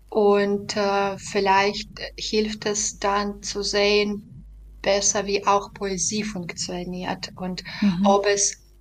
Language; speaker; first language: German; non-native, fluent; Belarusian